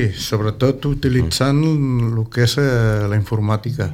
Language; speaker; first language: Catalan; non-native, local second language; Spanish